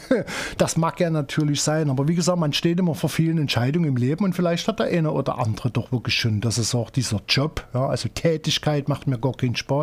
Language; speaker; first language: German; native; German